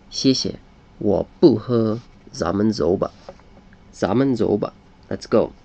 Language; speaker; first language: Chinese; non-native, learner; English